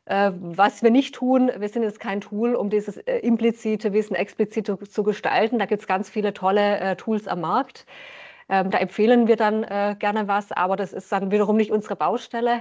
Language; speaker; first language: German; native; German